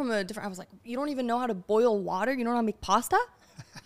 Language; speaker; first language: English; non-native, fluent; French